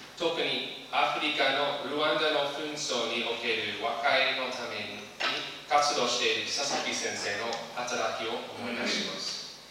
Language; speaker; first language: Japanese; non-native, fluent; English